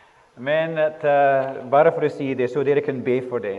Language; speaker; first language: Norwegian; non-native, fluent; English